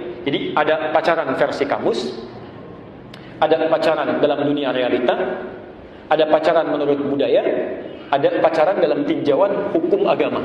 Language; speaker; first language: Indonesian; native; Indonesian